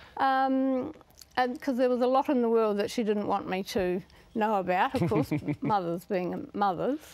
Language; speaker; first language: English; native; English